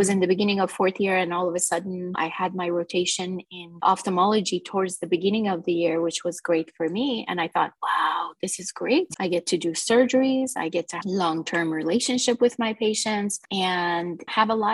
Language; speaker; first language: English; non-native, fluent; Persian